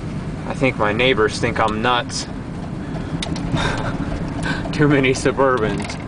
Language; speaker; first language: English; native; English